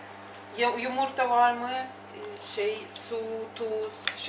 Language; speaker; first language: Turkish; non-native, learner; Russian